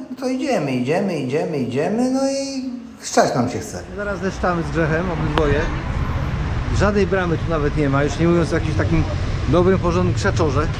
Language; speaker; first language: Polish; native; Polish